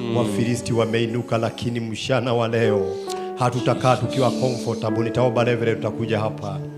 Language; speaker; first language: Swahili; non-native, local second language; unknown